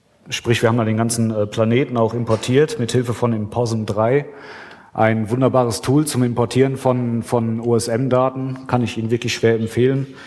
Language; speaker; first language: German; native; German